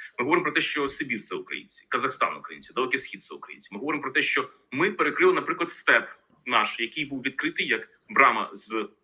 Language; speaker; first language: Ukrainian; native; Ukrainian